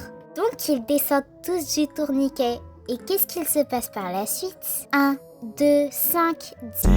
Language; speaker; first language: French; native; French